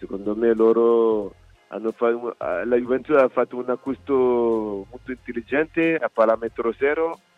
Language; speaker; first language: Italian; non-native, fluent; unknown